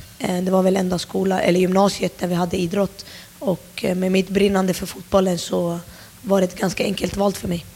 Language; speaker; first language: Swedish; early bilingual, other home language; Turoyo